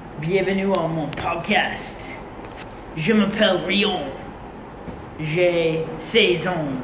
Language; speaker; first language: French; non-native, learner; English